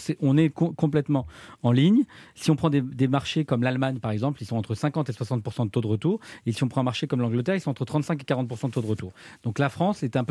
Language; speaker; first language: French; native; French